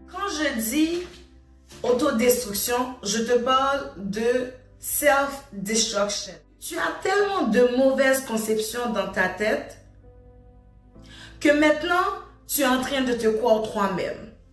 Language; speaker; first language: French; native; French